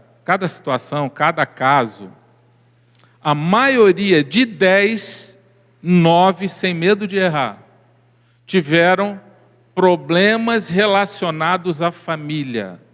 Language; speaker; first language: Portuguese; native; Portuguese